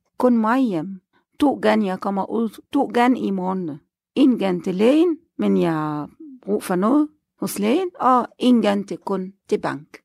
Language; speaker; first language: Danish; non-native, learner; Arabic